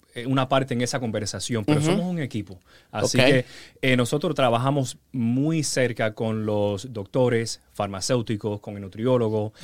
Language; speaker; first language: Spanish; early bilingual, heritage; Spanish